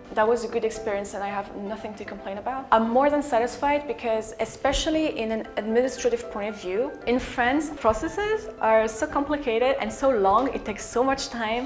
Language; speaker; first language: English; non-native, fluent; French